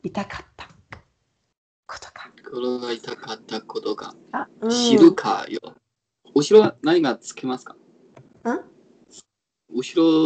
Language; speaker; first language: Japanese; non-native, learner; Chinese